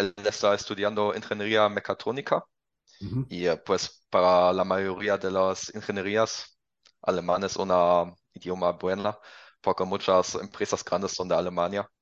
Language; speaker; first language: Spanish; non-native, learner; German